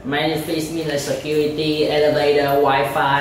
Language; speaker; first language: English; non-native, learner; Vietnamese